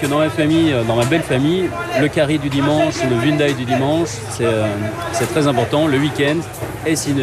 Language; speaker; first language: French; native; French